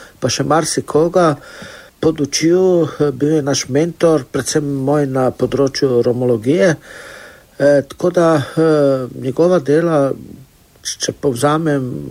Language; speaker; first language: Slovenian; non-native, local second language; Romany